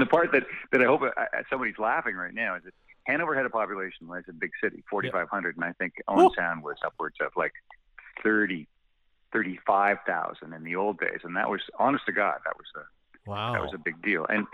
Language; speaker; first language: English; native; English